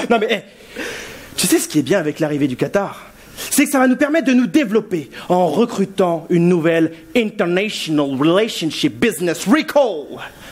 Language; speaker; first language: French; native; French